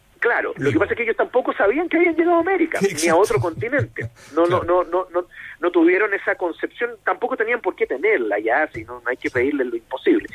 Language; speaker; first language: Spanish; native; Spanish